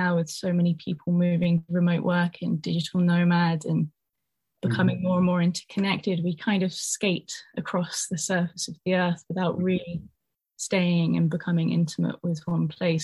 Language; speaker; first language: English; native; English